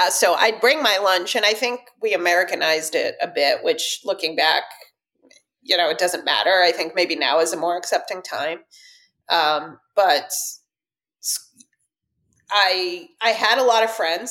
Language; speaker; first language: English; early bilingual, other home language; Russian